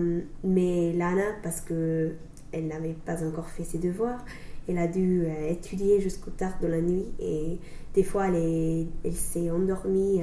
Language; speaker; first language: French; non-native, learner; English